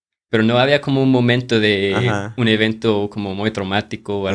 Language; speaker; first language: Spanish; non-native, fluent; English